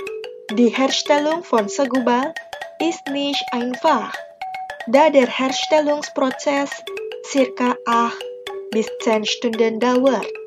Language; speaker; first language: German; non-native, fluent; Indonesian